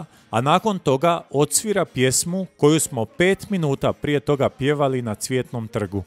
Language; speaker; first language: Croatian; native; Croatian